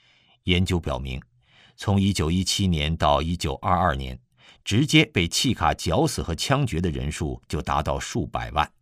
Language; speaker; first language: Chinese; native; Chinese